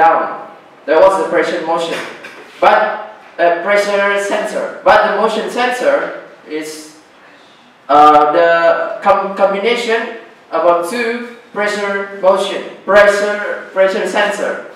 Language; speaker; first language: English; non-native, learner; Indonesian